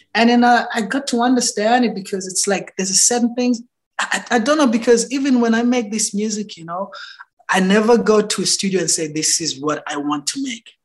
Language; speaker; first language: English; non-native, local second language; Xhosa